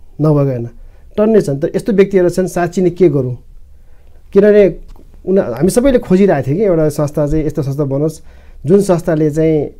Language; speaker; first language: Nepali; non-native, local second language; Eastern Tamang